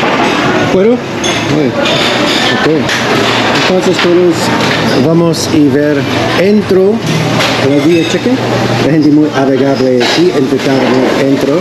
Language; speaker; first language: Spanish; non-native, learner; English